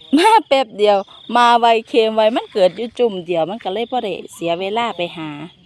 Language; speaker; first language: Thai; native; Thai